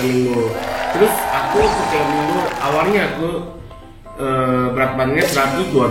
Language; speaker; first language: Indonesian; non-native, learner; Japanese